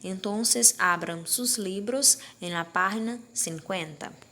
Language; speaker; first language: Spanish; non-native, fluent; Portuguese